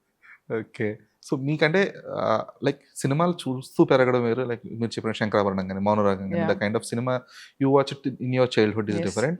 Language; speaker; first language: Telugu; native; Telugu